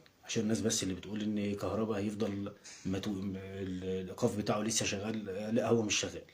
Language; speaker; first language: Arabic; native; Arabic